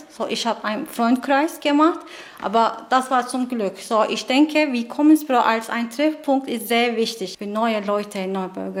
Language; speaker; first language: German; non-native, learner; Turkish